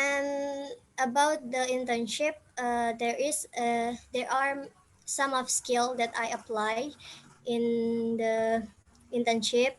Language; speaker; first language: English; non-native, fluent; Indonesian